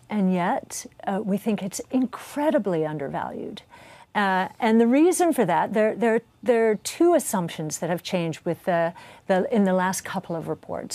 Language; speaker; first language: English; native; English